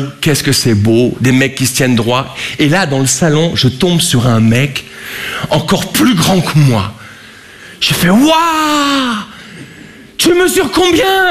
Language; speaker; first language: French; native; French